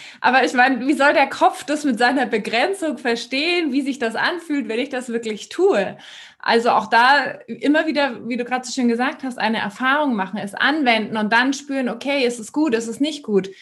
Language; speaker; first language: German; native; German